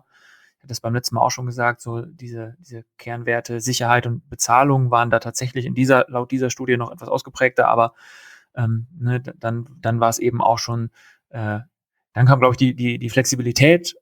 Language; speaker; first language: German; native; German